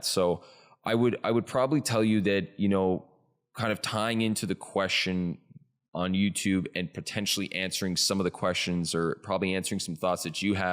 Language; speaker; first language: English; native; English